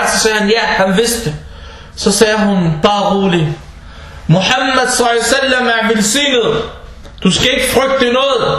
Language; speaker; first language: Danish; non-native, fluent; Arabic